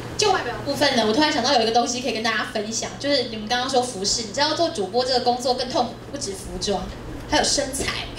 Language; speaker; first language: Chinese; native; Chinese